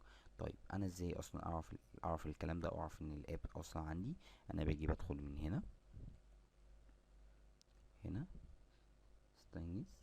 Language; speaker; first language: Arabic; native; Arabic